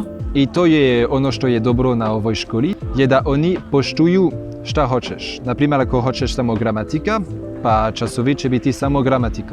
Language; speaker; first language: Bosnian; non-native, learner; French